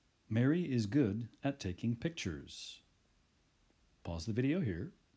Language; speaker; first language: English; native; English